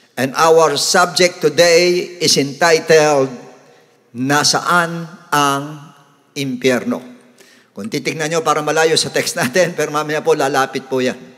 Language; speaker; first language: Filipino; native; Filipino